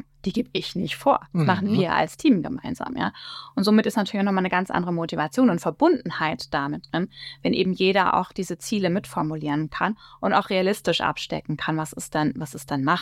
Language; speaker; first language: German; native; German